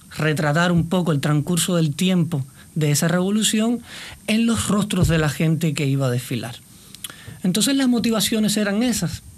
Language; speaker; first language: Spanish; native; Spanish